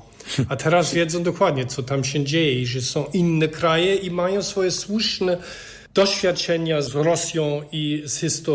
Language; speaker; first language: Polish; non-native, fluent; German